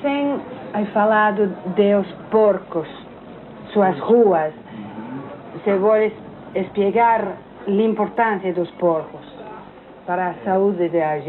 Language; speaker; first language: Portuguese; non-native, learner; English